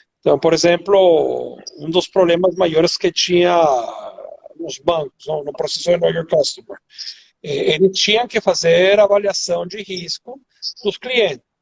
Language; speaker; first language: Portuguese; non-native, fluent; Spanish